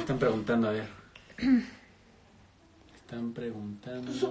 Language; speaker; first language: Spanish; native; Spanish